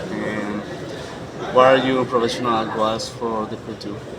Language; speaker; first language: English; non-native, learner; Spanish